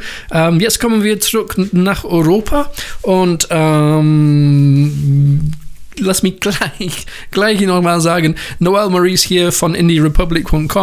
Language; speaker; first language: German; non-native, learner; English